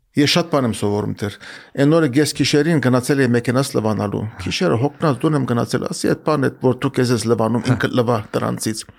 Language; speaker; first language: Armenian; early bilingual, heritage; Armenian